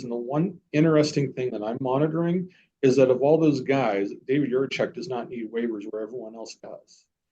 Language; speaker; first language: English; native; English